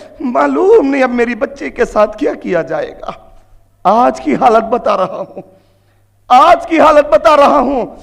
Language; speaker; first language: Urdu; native; Urdu